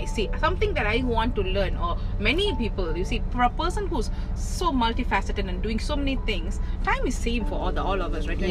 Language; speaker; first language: English; non-native, local second language; Tamil